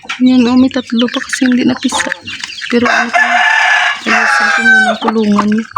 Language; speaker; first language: Filipino; non-native, local second language; Cebuano